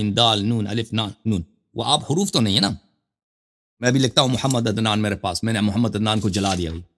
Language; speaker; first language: Urdu; non-native, fluent; Persian